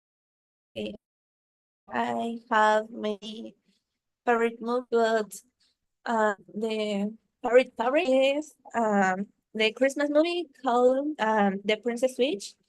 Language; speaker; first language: English; non-native, learner; Spanish